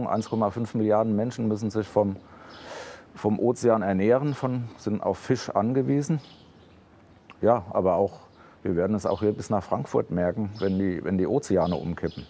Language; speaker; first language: German; native; German